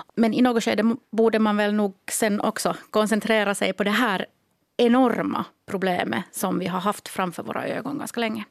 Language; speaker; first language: Swedish; native; Swedish